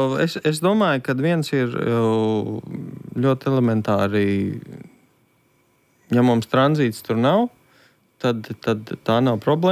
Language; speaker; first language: Latvian; native; Latvian